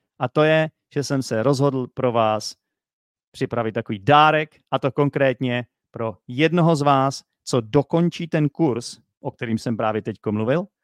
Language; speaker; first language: Czech; native; Czech